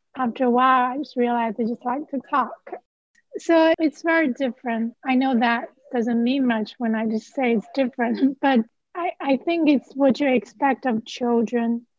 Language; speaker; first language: English; non-native, fluent; Chinese